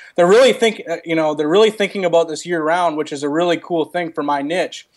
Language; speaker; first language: English; native; English